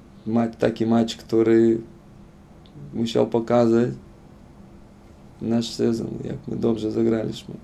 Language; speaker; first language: Polish; non-native, fluent; Lithuanian